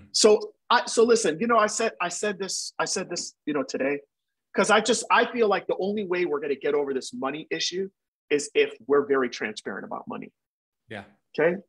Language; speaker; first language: English; native; English